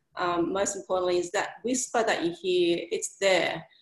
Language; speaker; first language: English; native; English